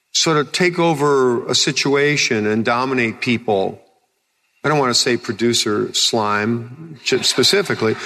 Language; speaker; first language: English; native; English